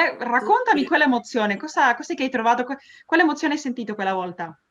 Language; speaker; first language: Italian; early bilingual, heritage; Spanish